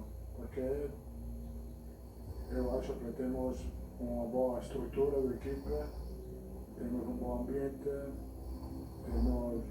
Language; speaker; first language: Portuguese; non-native, learner; Italian